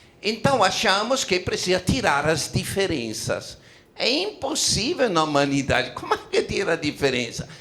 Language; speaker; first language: Portuguese; non-native, fluent; Italian